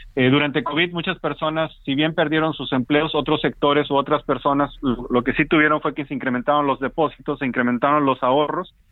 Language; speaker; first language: Spanish; native; Spanish